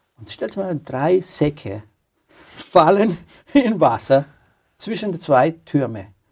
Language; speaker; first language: German; non-native, fluent; Romanian